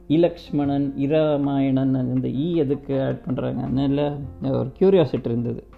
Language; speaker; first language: Tamil; non-native, local second language; Kannada